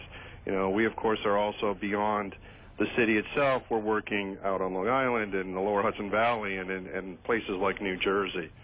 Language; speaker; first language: English; native; English